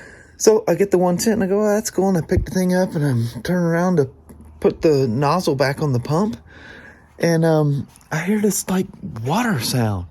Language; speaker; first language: English; native; English